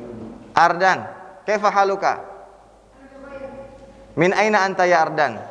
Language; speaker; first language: Arabic; non-native, fluent; Indonesian